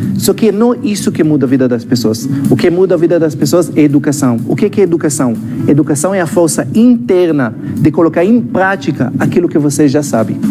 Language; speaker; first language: Portuguese; non-native, fluent; Hebrew